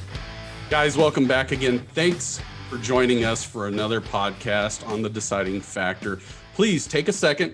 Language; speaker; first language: English; native; English